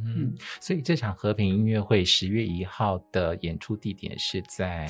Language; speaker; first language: Chinese; native; Chinese